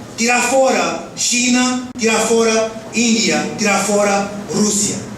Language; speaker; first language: Portuguese; early bilingual, heritage; Portuguese